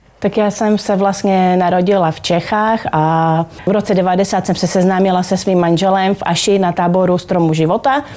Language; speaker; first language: Czech; native; Czech